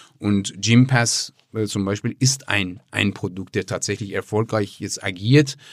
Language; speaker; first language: German; non-native, fluent; Persian